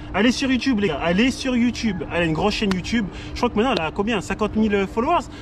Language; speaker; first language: French; native; French